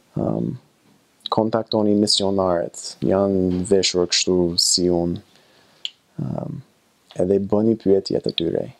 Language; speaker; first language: Albanian; non-native, learner; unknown